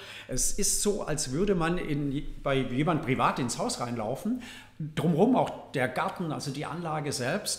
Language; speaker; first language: German; native; German